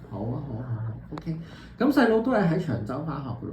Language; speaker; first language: Cantonese; native; Cantonese